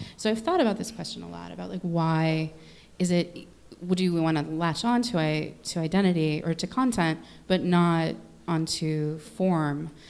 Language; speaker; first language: English; native; English